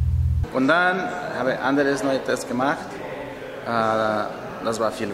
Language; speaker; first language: German; non-native, learner; Spanish